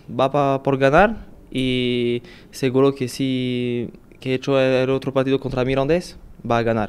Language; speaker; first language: Spanish; non-native, learner; French